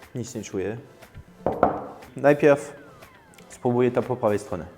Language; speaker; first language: Polish; non-native, fluent; French